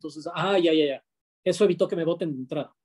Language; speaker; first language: Spanish; native; Spanish